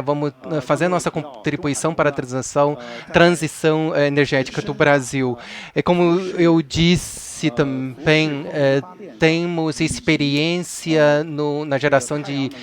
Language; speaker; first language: Portuguese; non-native, fluent; Chinese